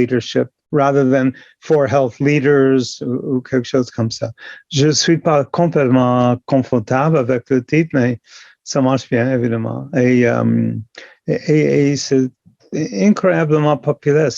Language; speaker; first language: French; non-native, local second language; English